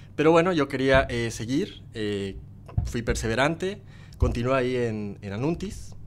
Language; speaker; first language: Spanish; native; Spanish